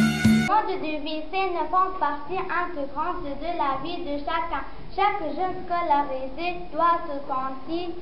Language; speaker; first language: French; non-native, learner; Arabic